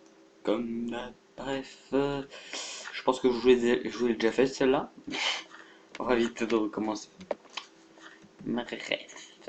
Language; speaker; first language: French; native; French